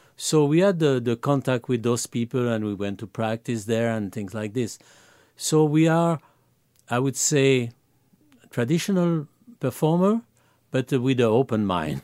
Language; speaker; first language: English; non-native, fluent; French